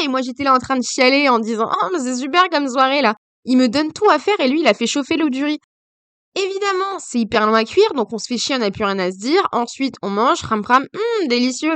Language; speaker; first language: French; native; French